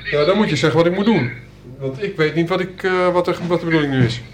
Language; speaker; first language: Dutch; native; Dutch